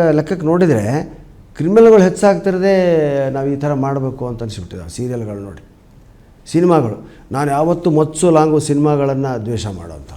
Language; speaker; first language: Kannada; native; Kannada